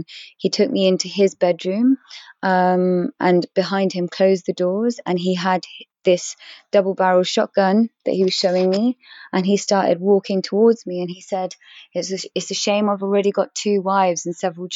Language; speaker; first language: English; native; English